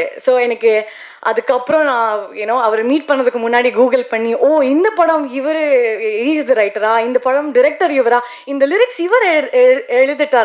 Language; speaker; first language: Tamil; non-native, learner; Kannada